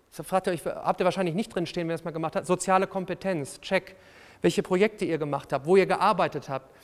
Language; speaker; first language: German; native; German